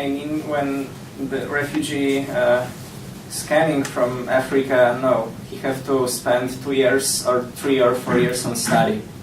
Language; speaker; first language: English; non-native, learner; Polish